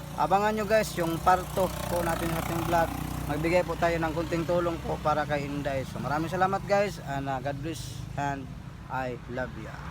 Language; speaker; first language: Filipino; non-native, local second language; Cebuano